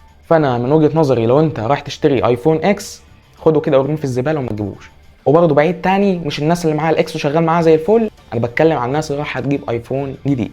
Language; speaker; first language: Arabic; native; Arabic